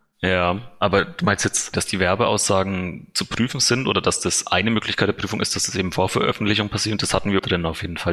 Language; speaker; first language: German; native; German